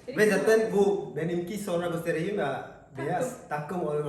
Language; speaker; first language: Turkish; non-native, learner; Indonesian